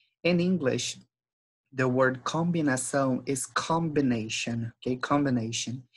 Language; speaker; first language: English; non-native, fluent; Portuguese